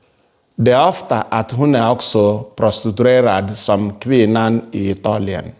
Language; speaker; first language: Swedish; non-native, fluent; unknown